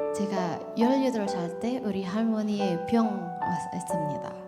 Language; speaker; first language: Korean; non-native, learner; Indonesian